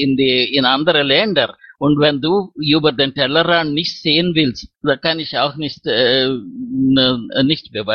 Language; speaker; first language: German; non-native, fluent; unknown